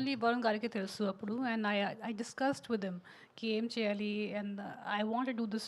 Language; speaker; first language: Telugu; non-native, fluent; Hindi